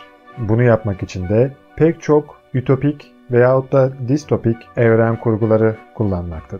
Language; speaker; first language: Turkish; native; Turkish